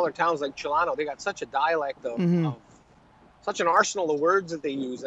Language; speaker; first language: English; native; English